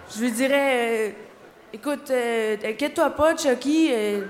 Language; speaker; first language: French; native; French